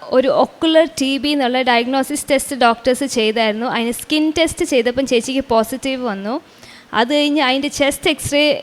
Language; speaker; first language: Malayalam; native; Malayalam